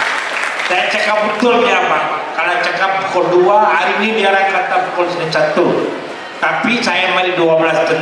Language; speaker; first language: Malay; non-native, local second language; Tamil